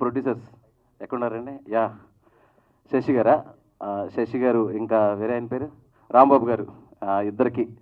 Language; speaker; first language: Telugu; native; Telugu